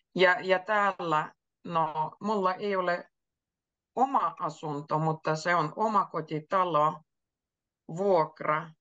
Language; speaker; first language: Finnish; native; Finnish